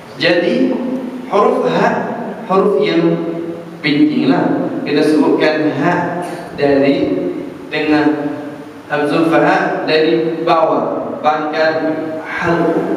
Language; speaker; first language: Malay; non-native, fluent; Arabic